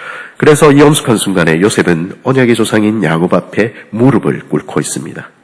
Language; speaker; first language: Korean; native; Korean